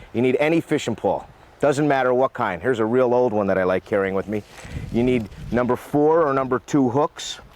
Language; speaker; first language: English; native; English